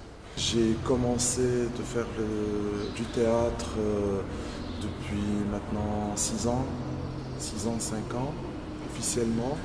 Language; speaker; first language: French; non-native, local second language; Arabic